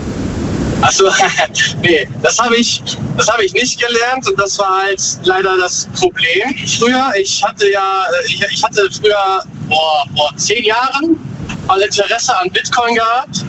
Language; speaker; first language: German; native; German